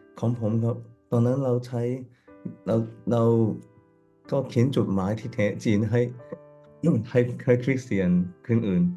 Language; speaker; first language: Thai; non-native, fluent; Cantonese